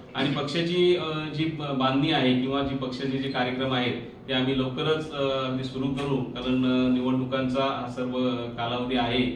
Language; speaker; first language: Marathi; native; Marathi